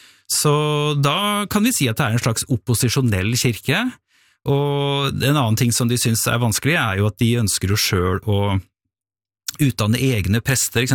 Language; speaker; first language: Norwegian; native; Norwegian